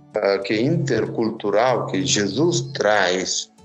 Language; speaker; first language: Portuguese; non-native, fluent; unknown